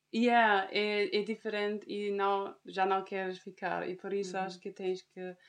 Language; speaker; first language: Portuguese; non-native, fluent; German